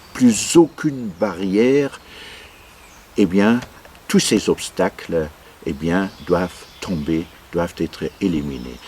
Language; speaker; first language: French; non-native, local second language; Luxembourgish